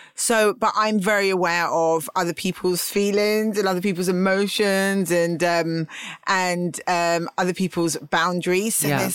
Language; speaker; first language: English; native; English